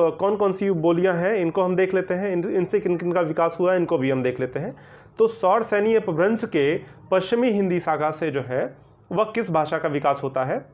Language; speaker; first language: Hindi; native; Hindi